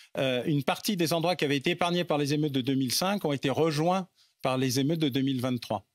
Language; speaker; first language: French; native; French